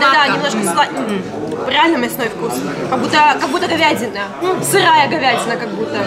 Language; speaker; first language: Russian; native; Russian